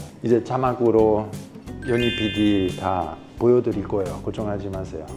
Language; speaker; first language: Korean; non-native, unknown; Italian